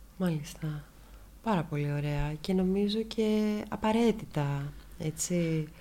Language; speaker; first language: Greek; native; Greek